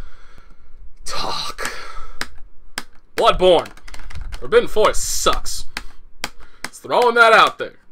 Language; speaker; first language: English; native; English